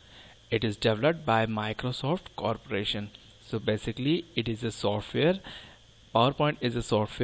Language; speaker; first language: English; non-native, local second language; Hindi